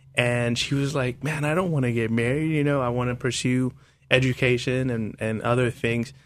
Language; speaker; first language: English; non-native, local second language; Hindi